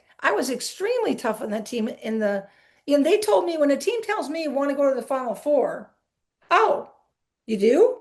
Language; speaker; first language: English; native; English